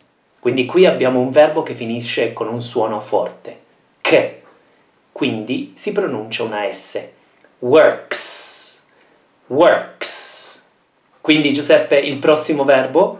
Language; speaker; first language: Italian; non-native, fluent; English